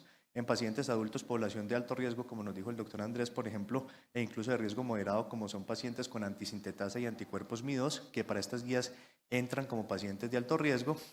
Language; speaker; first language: Spanish; native; Spanish